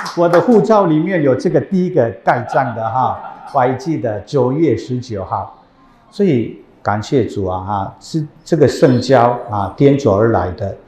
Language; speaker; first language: Chinese; non-native, fluent; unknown